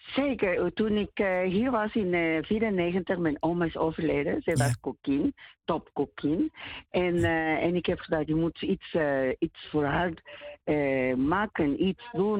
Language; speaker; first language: Dutch; non-native, learner; Spanish